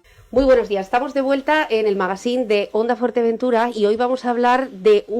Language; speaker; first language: Spanish; native; Spanish